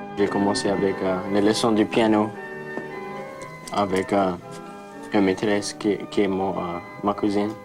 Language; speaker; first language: French; non-native, local second language; English